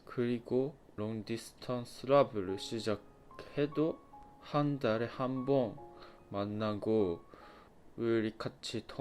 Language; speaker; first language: Korean; non-native, fluent; Japanese